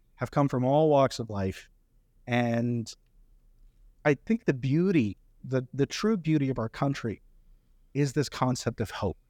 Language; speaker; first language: English; early bilingual, other home language; Hindi